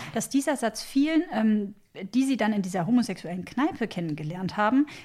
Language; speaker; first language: German; native; German